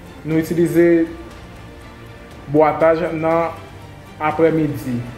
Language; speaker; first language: French; non-native, learner; Haitian Creole